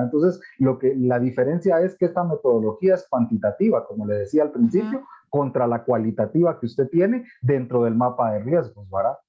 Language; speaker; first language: Spanish; native; Spanish